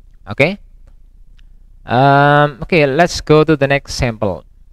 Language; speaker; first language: English; non-native, fluent; Indonesian